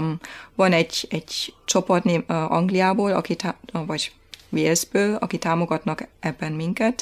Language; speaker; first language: Hungarian; non-native, fluent; German